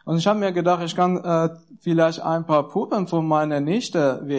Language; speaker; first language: German; non-native, learner; Persian